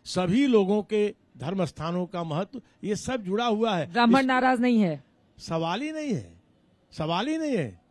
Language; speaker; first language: Hindi; native; Hindi